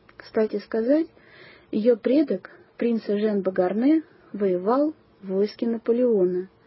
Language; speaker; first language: Russian; native; Russian